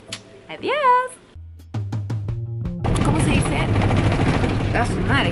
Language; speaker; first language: Spanish; native; Spanish